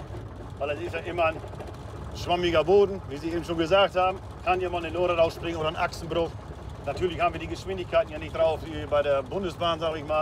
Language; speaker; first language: German; native; German